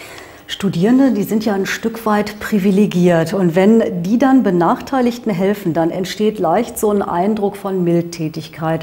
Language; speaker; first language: German; native; German